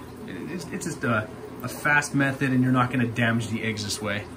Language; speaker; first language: English; native; English